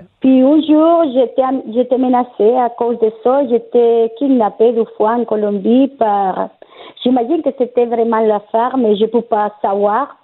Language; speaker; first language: French; non-native, fluent; Spanish